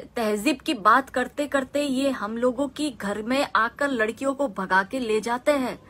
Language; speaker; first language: Hindi; non-native, local second language; Gujarati